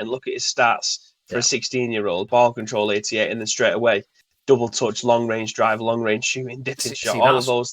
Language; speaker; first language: English; native; English